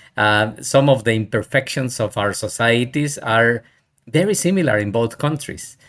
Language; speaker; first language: English; non-native, fluent; Spanish